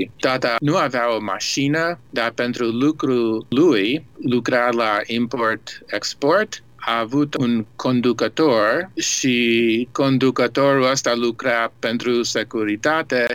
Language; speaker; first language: Romanian; early bilingual, heritage; Romanian